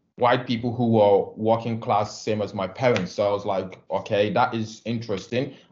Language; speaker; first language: English; non-native, local second language; Igbo